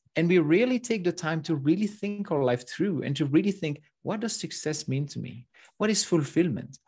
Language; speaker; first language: English; non-native, fluent; French